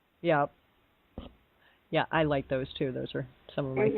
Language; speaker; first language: English; native; English